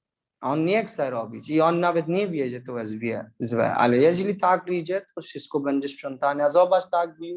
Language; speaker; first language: Polish; non-native, learner; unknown